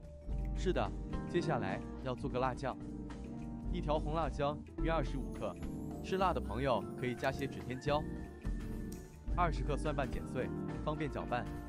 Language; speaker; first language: Chinese; native; Chinese